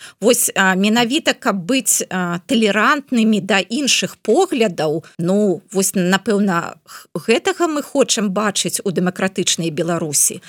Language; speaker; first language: Belarusian; non-native, local second language; Russian